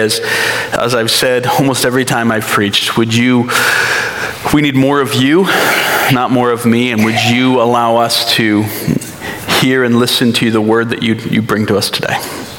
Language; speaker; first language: English; native; English